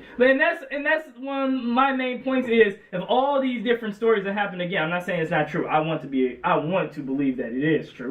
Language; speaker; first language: English; native; English